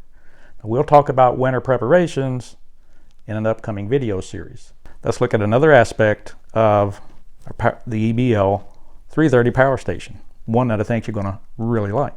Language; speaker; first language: English; native; English